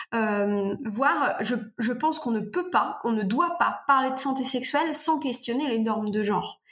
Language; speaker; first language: French; native; French